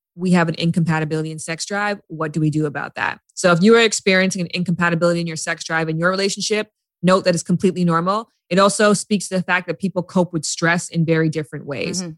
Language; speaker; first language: English; native; English